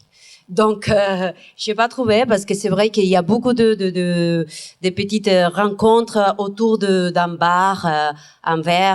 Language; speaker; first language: French; non-native, fluent; Spanish